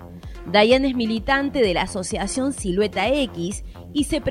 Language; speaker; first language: Spanish; native; Spanish